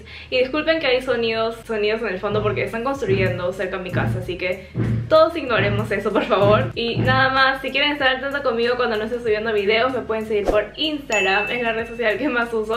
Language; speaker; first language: Spanish; native; Spanish